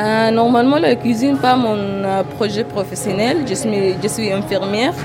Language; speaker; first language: French; non-native, learner; Arabic